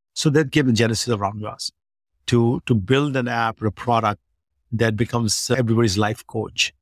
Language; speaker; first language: English; non-native, local second language; Hindi